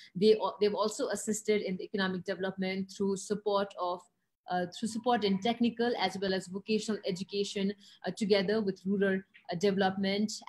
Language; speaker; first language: English; non-native, local second language; Nepali